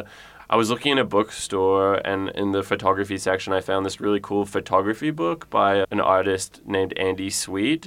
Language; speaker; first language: English; native; English